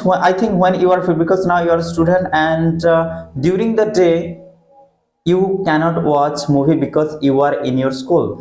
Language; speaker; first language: English; non-native, fluent; Hindi